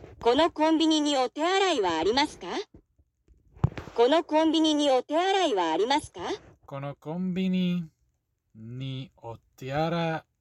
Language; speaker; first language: Japanese; non-native, learner; English